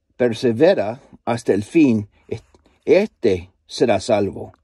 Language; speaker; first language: Spanish; non-native, learner; English